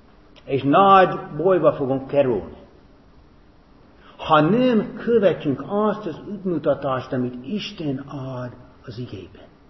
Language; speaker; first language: Hungarian; non-native, fluent; English